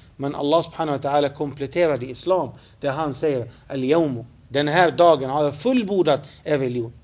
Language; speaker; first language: Swedish; non-native, fluent; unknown